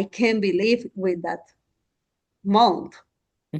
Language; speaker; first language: English; non-native, learner; Spanish